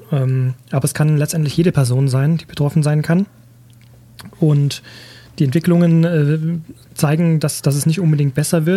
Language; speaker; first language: German; native; German